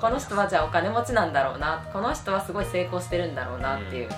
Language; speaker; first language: Japanese; native; Japanese